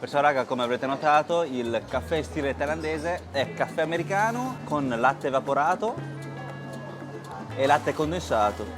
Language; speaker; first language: Italian; early bilingual, other home language; Chinese